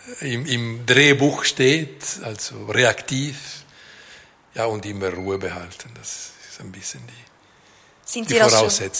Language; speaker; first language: German; non-native, local second language; French